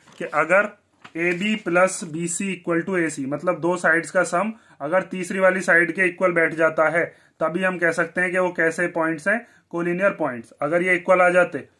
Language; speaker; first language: Hindi; native; Hindi